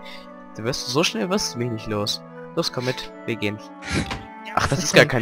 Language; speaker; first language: German; native; German